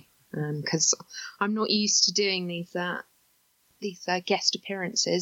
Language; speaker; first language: English; native; English